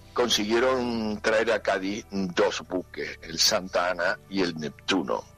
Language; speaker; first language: Spanish; native; Spanish